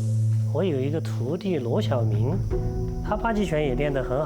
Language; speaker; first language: Chinese; native; Chinese